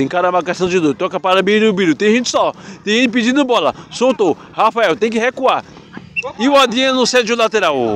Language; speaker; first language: Portuguese; native; Portuguese